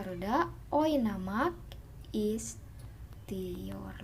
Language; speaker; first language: Turkish; non-native, fluent; Indonesian